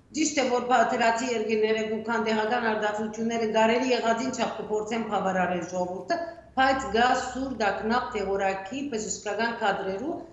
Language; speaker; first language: Armenian; early bilingual, heritage; Armenian